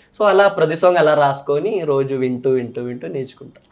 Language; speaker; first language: Telugu; non-native, local second language; Malayalam